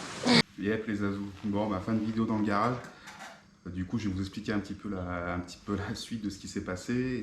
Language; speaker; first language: French; native; French